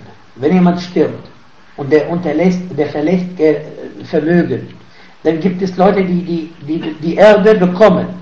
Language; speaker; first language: German; non-native, fluent; Arabic